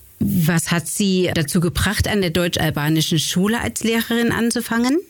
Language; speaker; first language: German; native; German